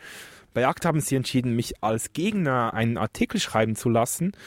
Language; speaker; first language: German; native; German